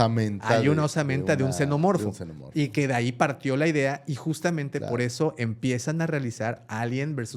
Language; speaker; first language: Spanish; native; Spanish